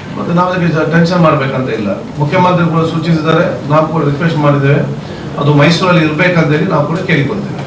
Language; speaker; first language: Kannada; non-native, local second language; Malayalam